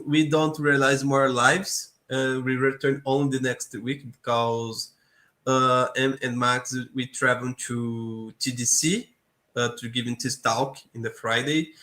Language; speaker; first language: English; non-native, learner; Portuguese